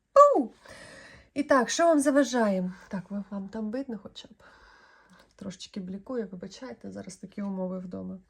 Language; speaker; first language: Ukrainian; non-native, local second language; Russian